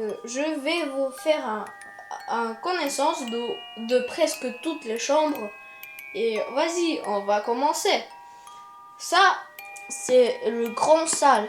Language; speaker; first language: French; non-native, learner; Russian